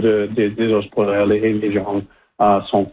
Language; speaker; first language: French; non-native, learner; English